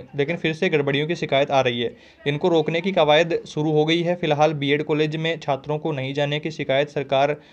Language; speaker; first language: Hindi; native; Hindi